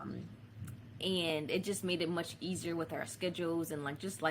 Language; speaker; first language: English; native; English